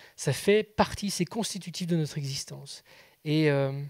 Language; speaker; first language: French; native; French